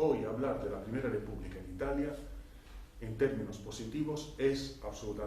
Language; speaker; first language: Spanish; non-native, fluent; Italian